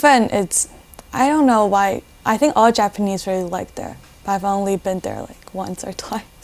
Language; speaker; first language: English; non-native, fluent; Chinese